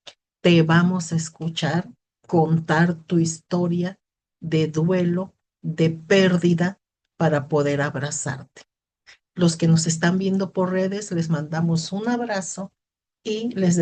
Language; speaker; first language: Spanish; native; Spanish